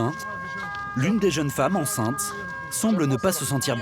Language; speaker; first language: French; native; French